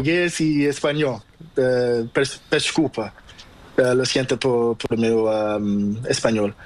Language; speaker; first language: Spanish; non-native, learner; Portuguese